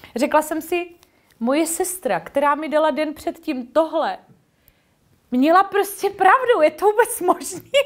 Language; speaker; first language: Czech; native; Czech